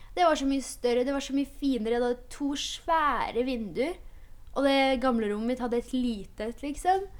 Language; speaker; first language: Norwegian; early bilingual, other home language; Polish